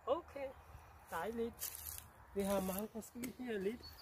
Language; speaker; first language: Danish; non-native, learner; Khmer